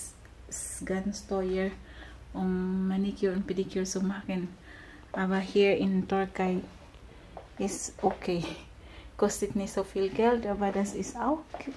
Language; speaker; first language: German; non-native, learner; Filipino